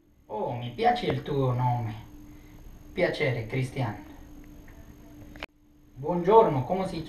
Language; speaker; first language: Italian; non-native, learner; English